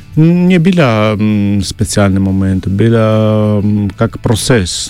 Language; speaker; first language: Russian; non-native, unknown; Italian